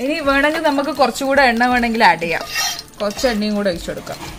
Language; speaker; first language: Malayalam; native; Malayalam